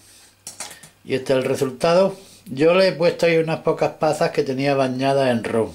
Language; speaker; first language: Spanish; native; Spanish